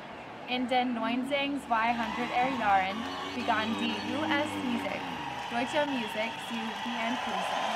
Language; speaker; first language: German; non-native, learner; English